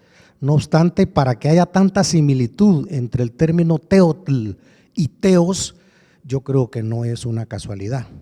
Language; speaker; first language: Spanish; native; Spanish